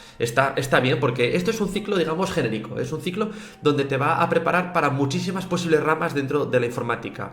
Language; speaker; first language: Spanish; native; Spanish